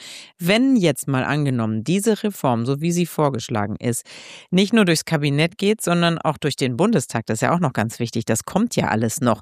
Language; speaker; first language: German; native; German